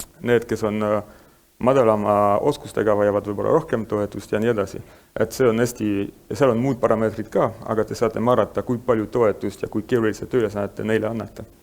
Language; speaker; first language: Estonian; non-native, fluent; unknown